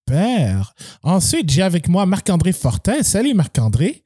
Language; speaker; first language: French; native; French